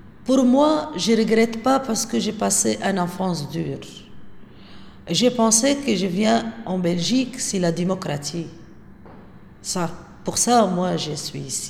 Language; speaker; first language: French; non-native, local second language; Arabic